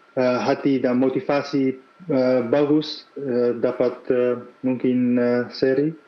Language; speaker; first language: Indonesian; non-native, fluent; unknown